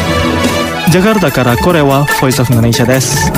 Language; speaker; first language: Japanese; non-native, fluent; Indonesian